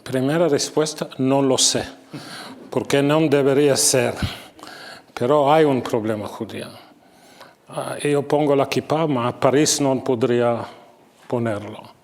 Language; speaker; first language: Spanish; non-native, fluent; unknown